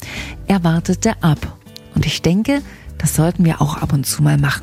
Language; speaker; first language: German; native; German